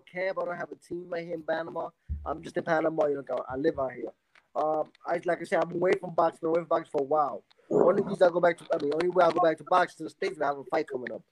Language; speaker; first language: English; native; English